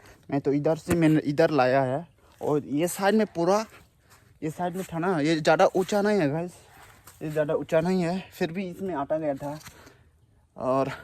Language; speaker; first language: Hindi; non-native, local second language; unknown